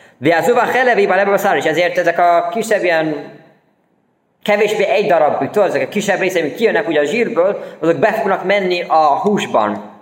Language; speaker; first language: Hungarian; early bilingual, heritage; Hungarian